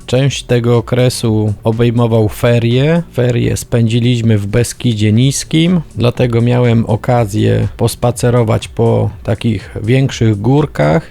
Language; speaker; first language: Polish; native; Polish